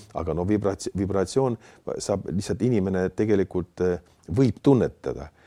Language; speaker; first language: Estonian; native; Estonian